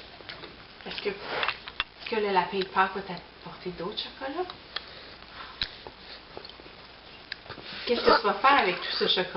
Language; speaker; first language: French; native; French